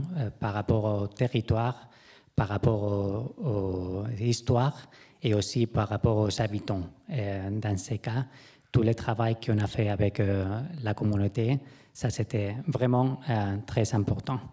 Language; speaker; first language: French; non-native, fluent; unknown